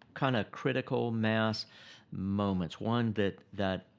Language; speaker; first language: English; native; English